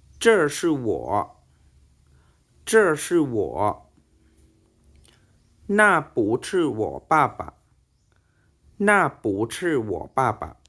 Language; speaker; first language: Chinese; non-native, fluent; Thai